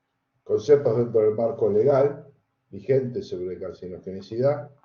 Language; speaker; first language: Spanish; native; Spanish